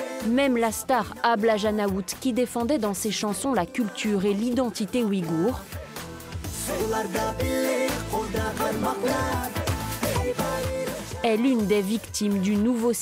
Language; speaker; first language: French; native; French